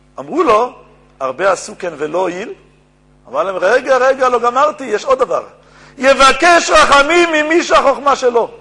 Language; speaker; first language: Hebrew; native; Hebrew